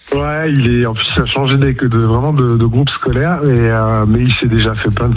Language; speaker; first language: French; native; French